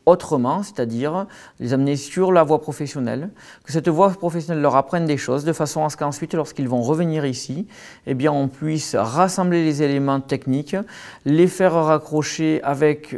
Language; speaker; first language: French; native; French